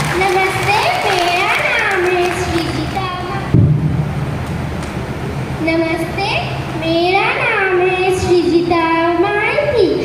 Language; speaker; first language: Hindi; non-native, local second language; Bangla